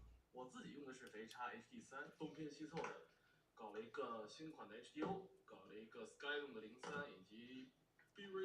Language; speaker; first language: Chinese; native; Chinese